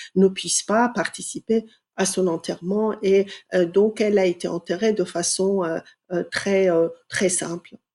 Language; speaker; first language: French; non-native, fluent; Persian